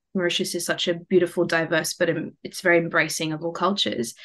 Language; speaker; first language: English; early bilingual, other home language; Morisyen